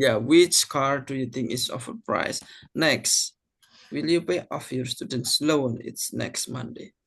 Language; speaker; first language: English; non-native, fluent; Indonesian